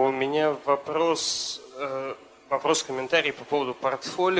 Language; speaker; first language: Russian; native; Russian